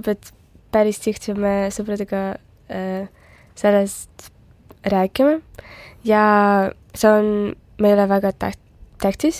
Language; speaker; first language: Estonian; non-native, local second language; Russian